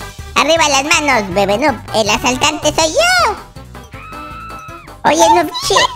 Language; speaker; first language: Spanish; native; Spanish